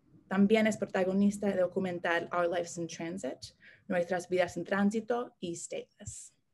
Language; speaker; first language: Spanish; non-native, fluent; English